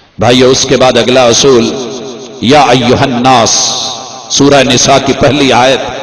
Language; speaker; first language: Urdu; non-native, local second language; Punjabi